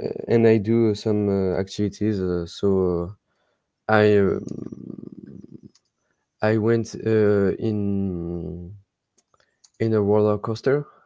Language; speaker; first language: English; non-native, learner; French